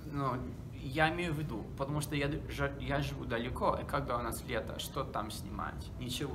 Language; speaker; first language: Russian; non-native, learner; English